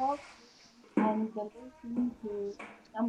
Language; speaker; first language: English; non-native, learner; Chinese